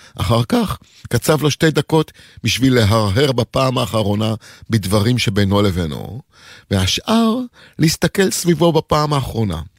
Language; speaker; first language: Hebrew; native; Hebrew